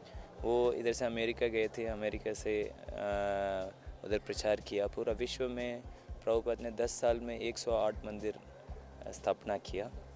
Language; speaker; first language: Hindi; non-native, local second language; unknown